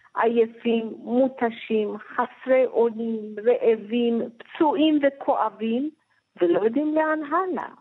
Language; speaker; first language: Hebrew; early bilingual, other home language; Persian